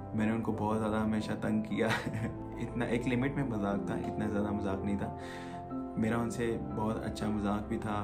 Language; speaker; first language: Urdu; non-native, local second language; Punjabi